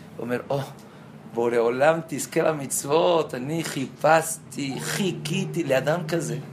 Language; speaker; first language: Hebrew; non-native, fluent; Spanish